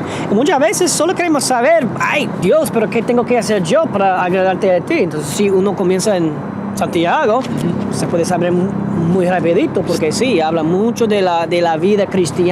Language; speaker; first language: Spanish; non-native, fluent; English